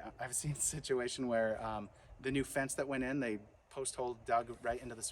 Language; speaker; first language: English; native; English